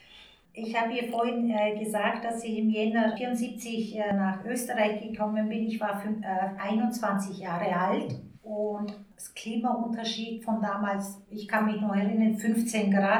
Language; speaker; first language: German; early bilingual, other home language; Turkish